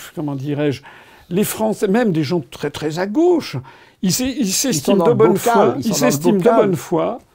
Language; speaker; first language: French; native; French